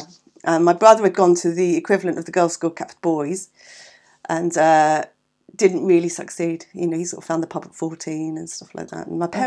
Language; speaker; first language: English; native; English